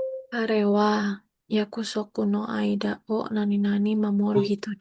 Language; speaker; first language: Japanese; non-native, learner; Indonesian